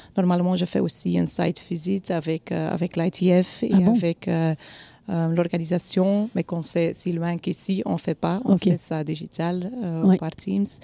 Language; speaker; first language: French; non-native, local second language; Dutch